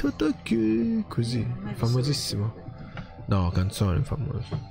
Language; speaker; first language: Italian; non-native, learner; Japanese